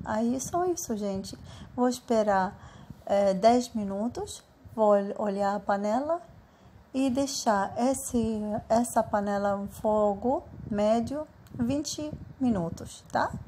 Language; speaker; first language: Portuguese; non-native, fluent; Arabic